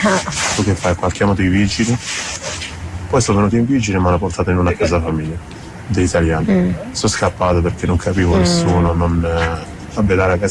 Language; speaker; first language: Italian; early bilingual, other home language; Arabic